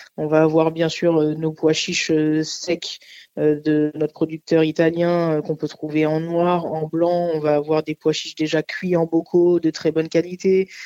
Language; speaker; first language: French; native; French